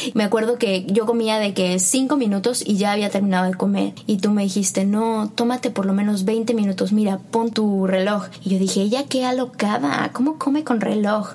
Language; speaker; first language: Spanish; native; Spanish